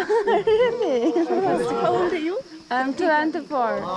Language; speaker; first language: English; non-native, learner; Turkish